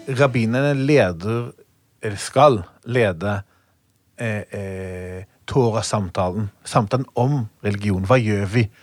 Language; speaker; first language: Norwegian; non-native, fluent; Hebrew